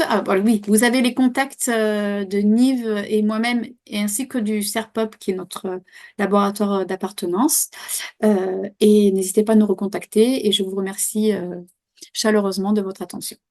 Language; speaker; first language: French; native; French